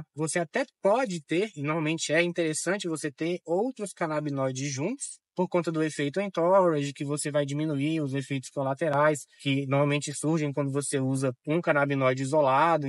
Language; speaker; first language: Portuguese; native; Portuguese